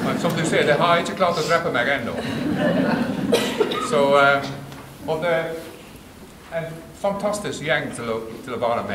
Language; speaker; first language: Norwegian; non-native, fluent; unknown